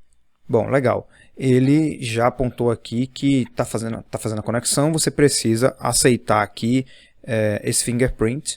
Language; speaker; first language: Portuguese; native; Portuguese